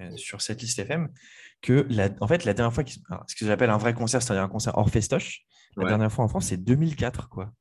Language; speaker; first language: French; native; French